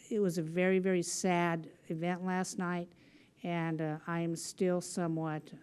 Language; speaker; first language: English; native; English